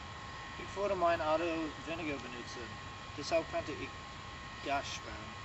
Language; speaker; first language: German; non-native, learner; English